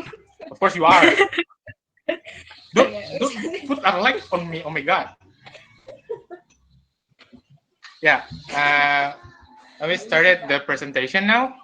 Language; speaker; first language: English; non-native, fluent; Indonesian